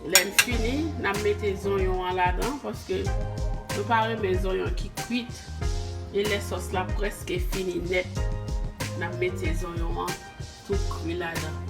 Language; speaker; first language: French; non-native, learner; Haitian Creole